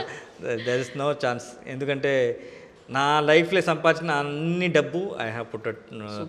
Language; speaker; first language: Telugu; non-native, learner; Kannada